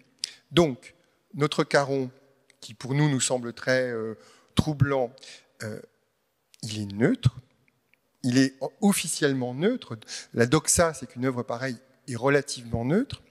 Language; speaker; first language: French; native; French